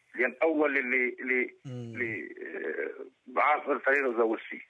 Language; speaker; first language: Arabic; non-native, local second language; Kurdish